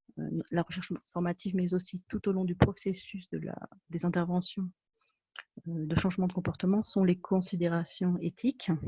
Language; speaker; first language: French; native; French